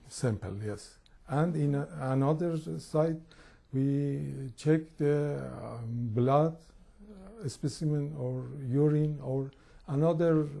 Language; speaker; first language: English; non-native, learner; Persian